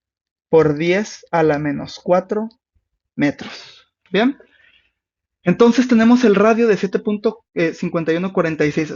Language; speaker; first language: Spanish; native; Spanish